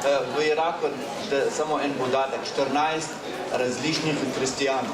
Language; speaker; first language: Slovenian; non-native, local second language; Arabic